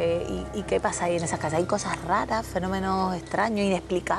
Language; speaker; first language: Spanish; native; Spanish